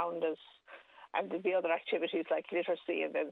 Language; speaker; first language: English; native; English